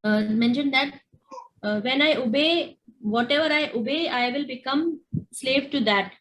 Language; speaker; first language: English; non-native, local second language; Hindi